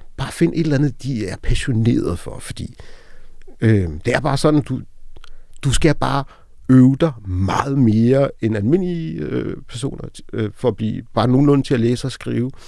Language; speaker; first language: Danish; early bilingual, other home language; Arabic